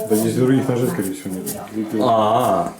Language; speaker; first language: Russian; native; Russian